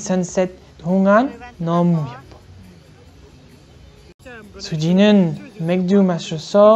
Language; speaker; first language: Korean; non-native, learner; French